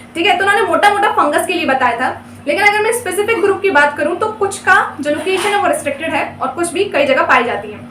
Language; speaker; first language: Hindi; native; Hindi